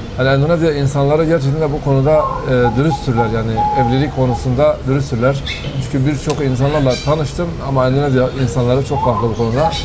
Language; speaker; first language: Turkish; native; Turkish